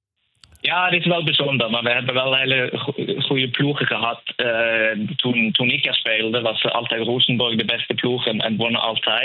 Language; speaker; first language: Dutch; non-native, fluent; Norwegian